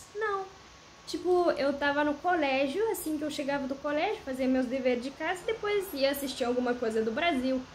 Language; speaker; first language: Portuguese; non-native, fluent; Romanian